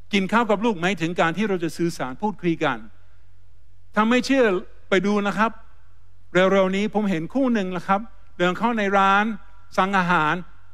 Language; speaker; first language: Thai; non-native, fluent; English